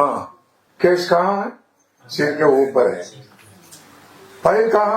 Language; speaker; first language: Hindi; non-native, learner; Nepali